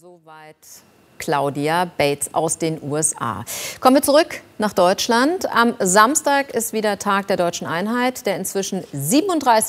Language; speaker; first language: German; native; German